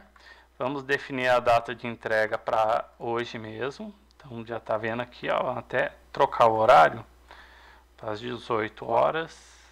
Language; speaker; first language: Portuguese; native; Portuguese